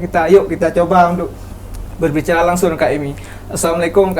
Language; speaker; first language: Indonesian; native; Indonesian